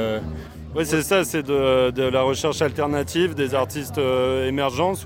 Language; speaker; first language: French; native; French